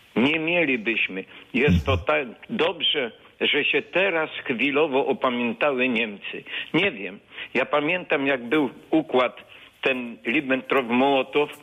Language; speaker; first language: Polish; native; Polish